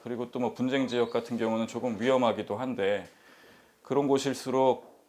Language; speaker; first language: Korean; native; Korean